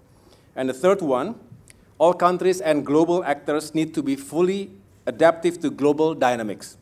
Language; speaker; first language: English; non-native, fluent; Indonesian